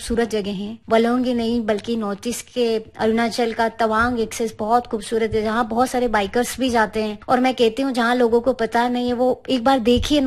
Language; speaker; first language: Hindi; native; Hindi